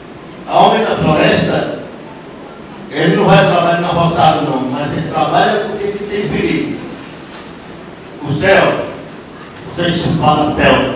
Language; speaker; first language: Portuguese; non-native, local second language; Yanomámi